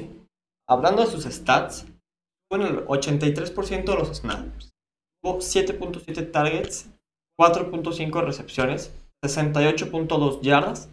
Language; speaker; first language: Spanish; native; Spanish